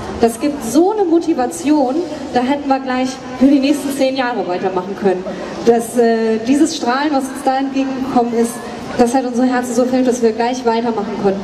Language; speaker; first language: German; native; German